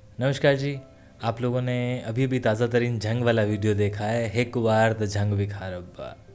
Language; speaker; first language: Hindi; native; Hindi